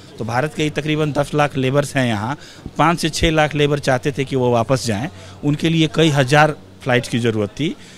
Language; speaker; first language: Hindi; native; Hindi